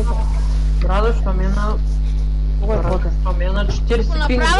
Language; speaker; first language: Bulgarian; native; Bulgarian